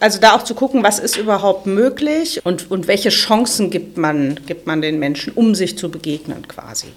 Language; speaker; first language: German; native; German